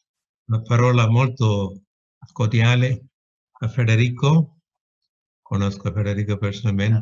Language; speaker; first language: Italian; non-native, fluent; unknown